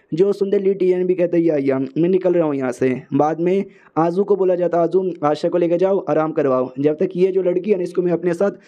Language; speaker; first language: Hindi; native; Hindi